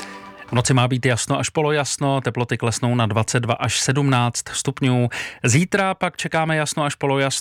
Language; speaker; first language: Czech; native; Czech